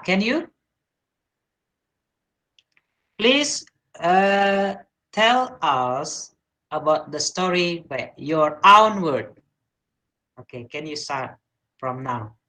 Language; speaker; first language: English; non-native, learner; Indonesian